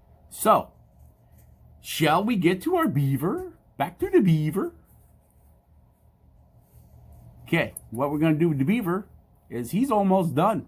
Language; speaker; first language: English; native; English